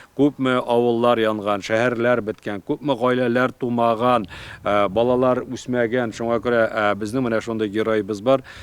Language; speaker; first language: Tatar; native; Tatar